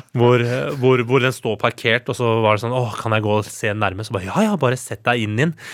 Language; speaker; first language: Norwegian; early bilingual, other home language; Persian